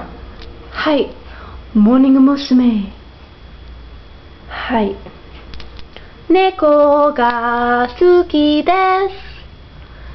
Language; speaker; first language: Japanese; non-native, learner; English